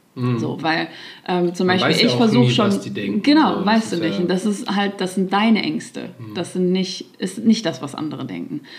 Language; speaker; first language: German; native; German